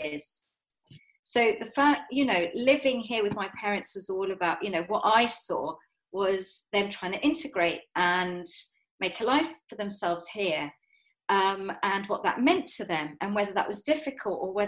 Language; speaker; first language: English; native; English